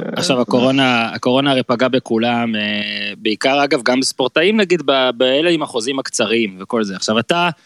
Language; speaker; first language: Hebrew; native; Hebrew